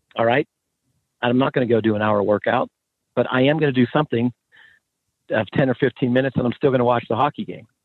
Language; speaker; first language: English; native; English